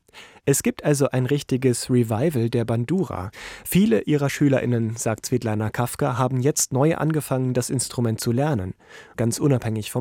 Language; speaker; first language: German; native; German